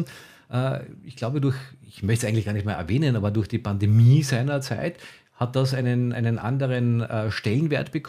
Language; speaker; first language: German; native; German